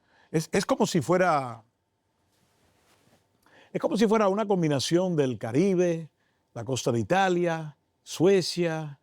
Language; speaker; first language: Spanish; native; Spanish